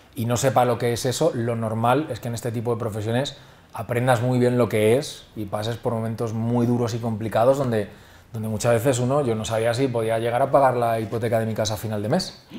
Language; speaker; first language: Spanish; native; Spanish